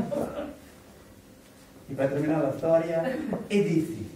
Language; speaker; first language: Italian; non-native, learner; Portuguese